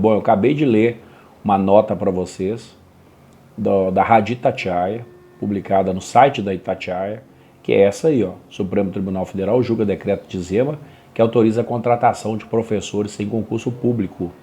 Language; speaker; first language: Portuguese; native; Portuguese